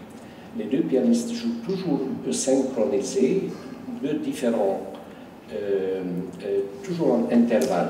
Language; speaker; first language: French; non-native, fluent; Hungarian